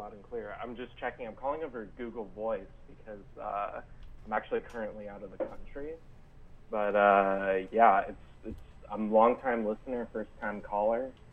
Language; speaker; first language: English; native; English